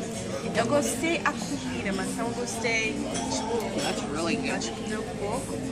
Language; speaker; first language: Portuguese; non-native, learner; English